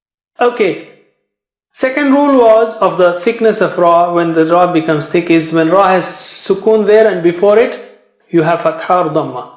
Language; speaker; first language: English; non-native, fluent; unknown